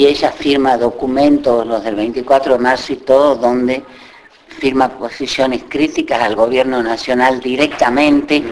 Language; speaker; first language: Spanish; native; Spanish